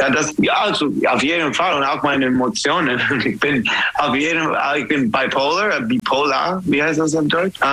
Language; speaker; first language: German; non-native, fluent; English